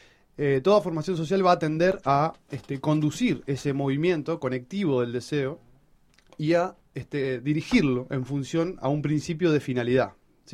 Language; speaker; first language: Spanish; native; Spanish